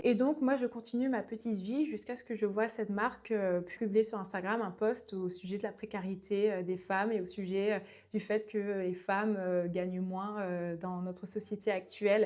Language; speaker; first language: French; native; French